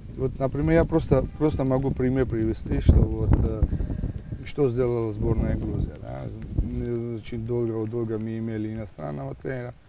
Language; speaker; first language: Russian; non-native, local second language; Georgian